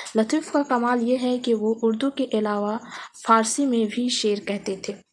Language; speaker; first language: Urdu; native; Urdu